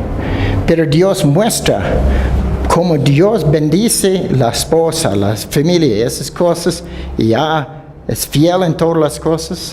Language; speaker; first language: Spanish; non-native, fluent; Dutch